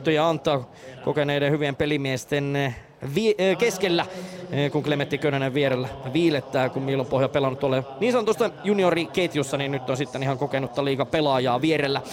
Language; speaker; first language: Finnish; native; Finnish